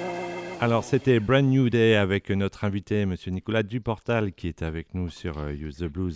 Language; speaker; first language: French; native; French